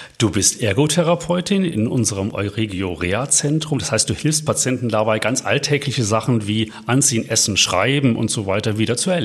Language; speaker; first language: German; native; German